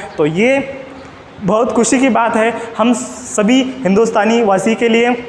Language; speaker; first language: Hindi; non-native, local second language; Marathi